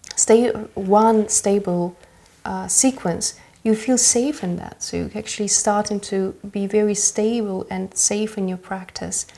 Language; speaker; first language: English; early bilingual, other home language; Russian